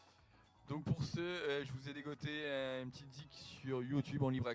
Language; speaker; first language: French; native; French